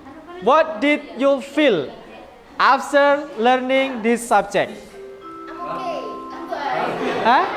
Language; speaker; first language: English; non-native, learner; Indonesian